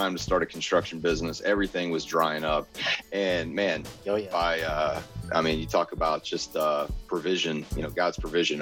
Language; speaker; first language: English; native; English